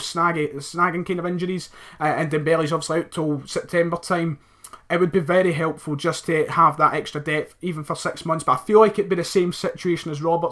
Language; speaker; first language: English; native; English